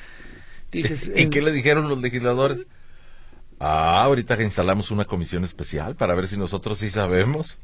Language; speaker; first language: Spanish; native; Spanish